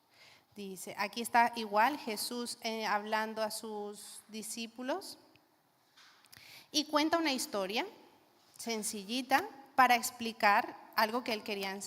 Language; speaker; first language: Spanish; native; Spanish